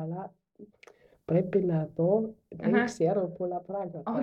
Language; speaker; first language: Greek; non-native, learner; German